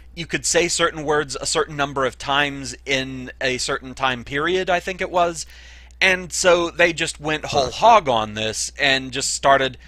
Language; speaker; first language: English; native; English